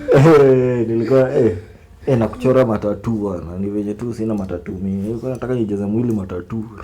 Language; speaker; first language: Swahili; native; Swahili